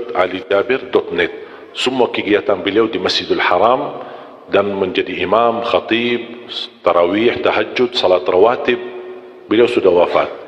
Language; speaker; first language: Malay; non-native, fluent; Arabic